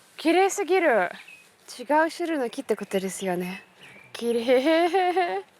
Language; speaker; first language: Japanese; non-native, fluent; Russian